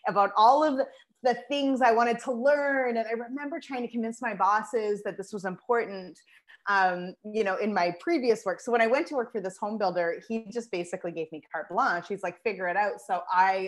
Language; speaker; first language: English; native; English